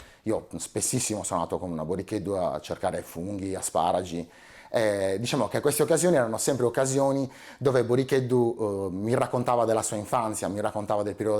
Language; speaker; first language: Italian; native; Italian